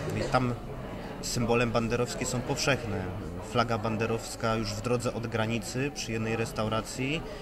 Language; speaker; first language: Polish; native; Polish